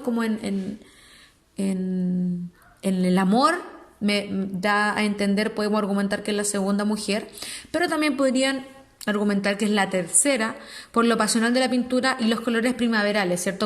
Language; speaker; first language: Spanish; native; Spanish